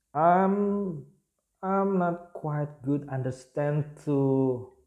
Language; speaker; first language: English; non-native, learner; Indonesian